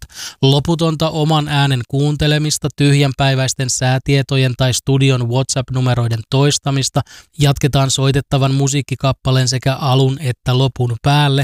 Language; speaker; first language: Finnish; native; Finnish